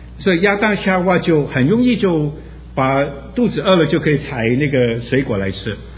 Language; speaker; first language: Chinese; non-native, local second language; Wu Chinese